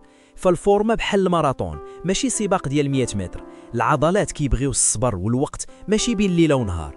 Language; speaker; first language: Arabic; native; Arabic